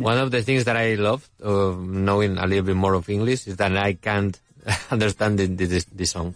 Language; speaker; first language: English; non-native, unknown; Spanish